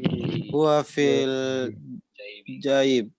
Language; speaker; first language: Arabic; non-native, learner; Indonesian